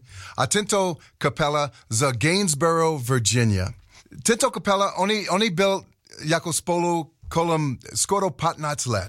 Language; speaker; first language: Czech; non-native, learner; English